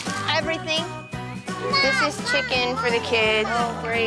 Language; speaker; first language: English; native; English